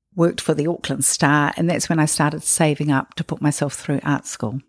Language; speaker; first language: English; native; English